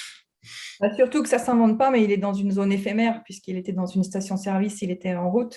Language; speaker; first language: French; native; French